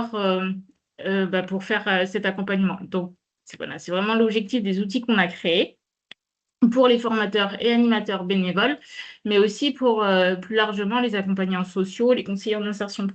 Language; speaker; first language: French; native; French